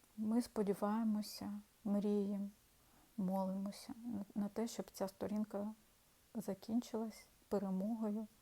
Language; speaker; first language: Ukrainian; non-native, local second language; Russian